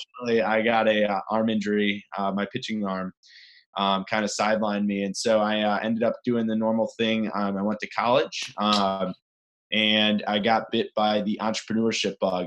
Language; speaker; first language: English; native; English